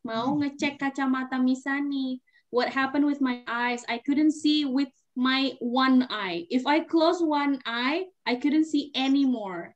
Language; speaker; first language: English; non-native, fluent; Indonesian